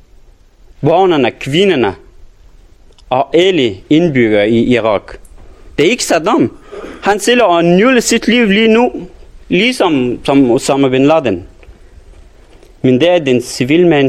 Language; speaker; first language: Danish; non-native, learner; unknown